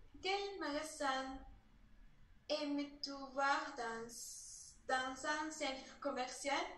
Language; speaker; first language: French; non-native, learner; Spanish